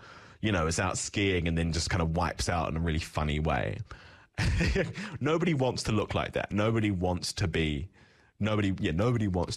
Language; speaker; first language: English; native; English